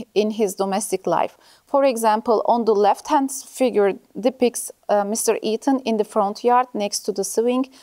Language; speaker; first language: English; non-native, learner; Turkish